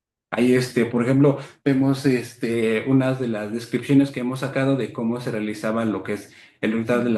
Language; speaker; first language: Spanish; native; Spanish